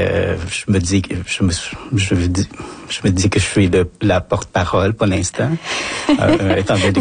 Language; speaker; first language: French; non-native, fluent; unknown